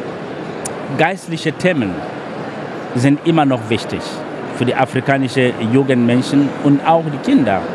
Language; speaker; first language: German; non-native, fluent; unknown